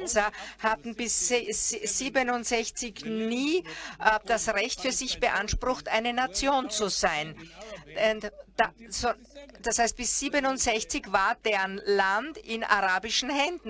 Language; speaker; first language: German; non-native, fluent; Hebrew